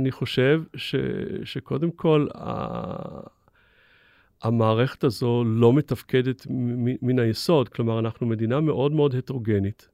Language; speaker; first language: Hebrew; native; Hebrew